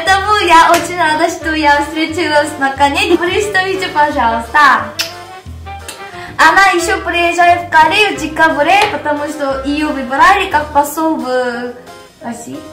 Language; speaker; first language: Russian; non-native, learner; Korean